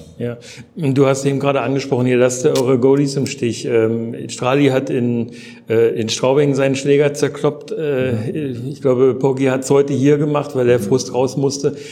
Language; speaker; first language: German; native; German